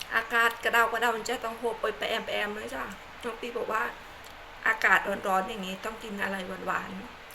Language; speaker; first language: Thai; non-native, local second language; Khmer